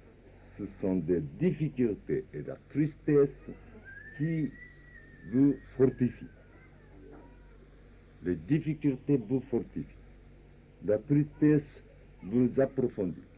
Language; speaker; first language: French; non-native, fluent; Japanese